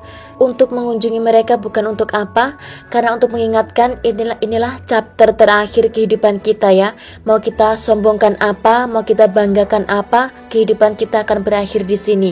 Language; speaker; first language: Indonesian; non-native, local second language; Javanese